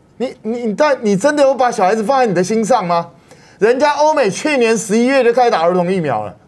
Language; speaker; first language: Chinese; native; Chinese